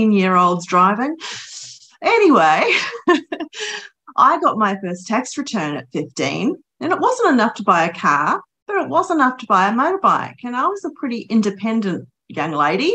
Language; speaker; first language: English; native; English